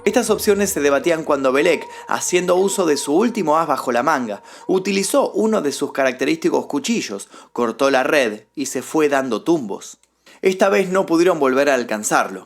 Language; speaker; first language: Spanish; native; Spanish